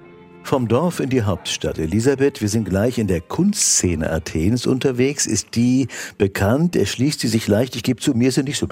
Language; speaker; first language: German; native; German